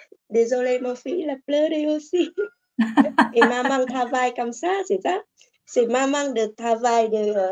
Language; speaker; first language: French; non-native, learner; Vietnamese